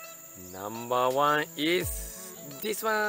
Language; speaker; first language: English; non-native, learner; Japanese